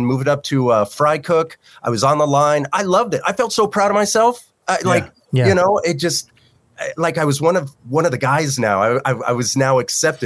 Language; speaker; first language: English; native; English